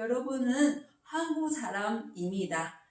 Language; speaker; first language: Korean; non-native, learner; Chinese